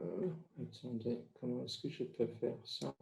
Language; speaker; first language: French; non-native, fluent; Spanish